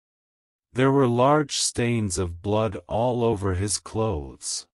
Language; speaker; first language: English; non-native, local second language; Urdu